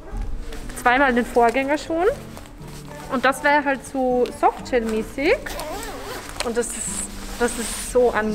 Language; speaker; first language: German; native; German